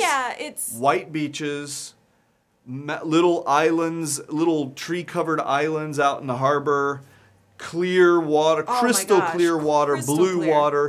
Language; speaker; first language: English; native; English